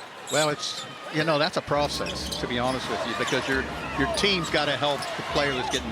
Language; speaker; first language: English; native; English